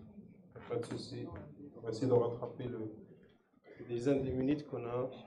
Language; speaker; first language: French; non-native, local second language; Arabic